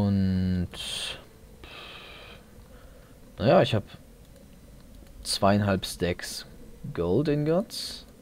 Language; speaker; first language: German; native; German